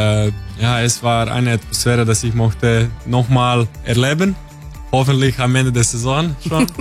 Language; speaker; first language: German; non-native, fluent; Croatian